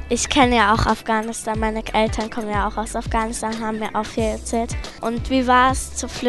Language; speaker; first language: German; early bilingual, other home language; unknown